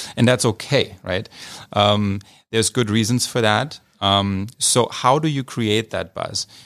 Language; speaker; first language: English; non-native, fluent; German